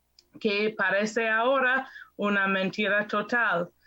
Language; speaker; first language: Spanish; non-native, fluent; English